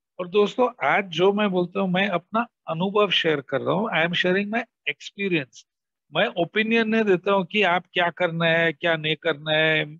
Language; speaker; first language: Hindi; non-native, local second language; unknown